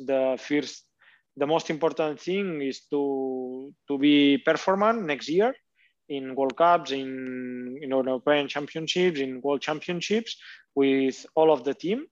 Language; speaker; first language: English; non-native, learner; Catalan